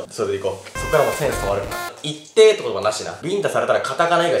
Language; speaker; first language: Japanese; native; Japanese